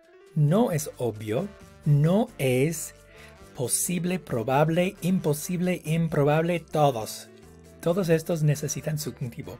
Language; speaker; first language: Spanish; non-native, fluent; English